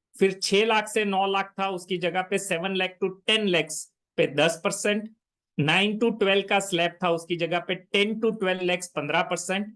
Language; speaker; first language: Hindi; non-native, local second language; Gujarati